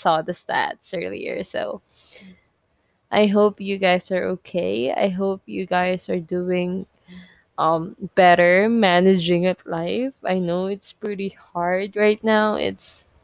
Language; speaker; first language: English; non-native, local second language; Filipino